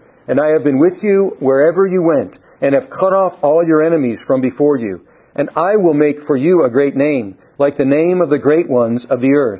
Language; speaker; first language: English; native; English